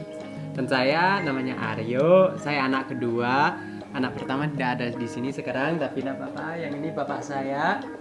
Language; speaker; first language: Indonesian; early bilingual, heritage; English